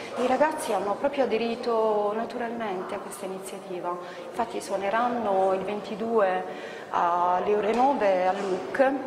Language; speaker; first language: Italian; native; Italian